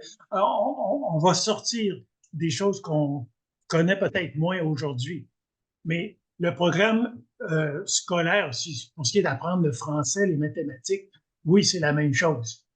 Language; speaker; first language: French; native; French